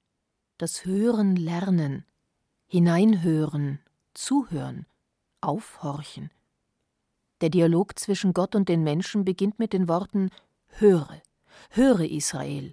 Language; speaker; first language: German; native; German